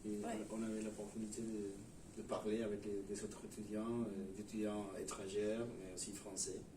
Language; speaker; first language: French; non-native, learner; Spanish